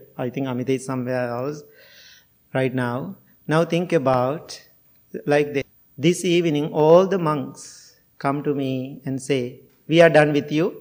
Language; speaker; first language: English; non-native, fluent; Sinhala